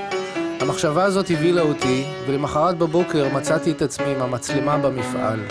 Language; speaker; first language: Hebrew; native; Hebrew